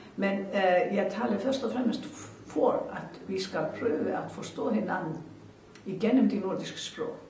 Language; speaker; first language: Swedish; non-native, learner; Icelandic